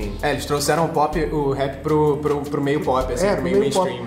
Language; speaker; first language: Portuguese; native; Portuguese